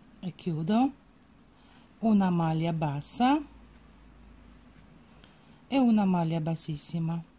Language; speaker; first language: Italian; non-native, fluent; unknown